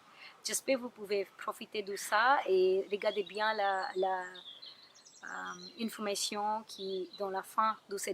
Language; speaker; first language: French; non-native, learner; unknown